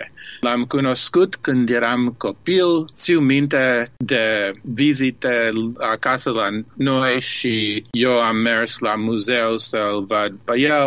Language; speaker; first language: Romanian; early bilingual, heritage; Romanian